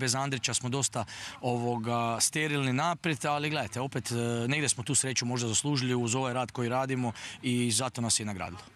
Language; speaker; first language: Croatian; native; Croatian